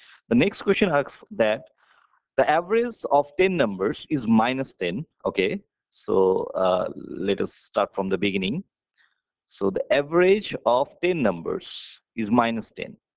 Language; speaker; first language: English; non-native, local second language; Bangla